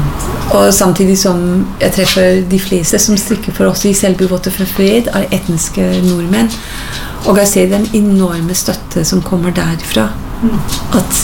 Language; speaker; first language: Norwegian; non-native, fluent; English